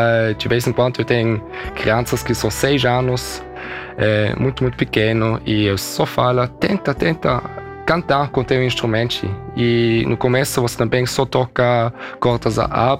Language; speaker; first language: Portuguese; early bilingual, heritage; German